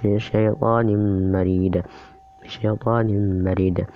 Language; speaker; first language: Arabic; non-native, learner; Indonesian